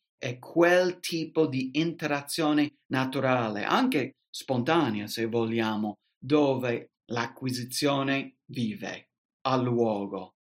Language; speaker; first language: Italian; non-native, fluent; English